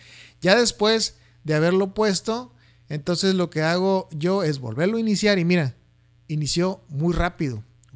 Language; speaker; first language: Spanish; native; Spanish